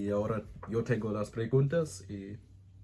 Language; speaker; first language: Spanish; non-native, learner; English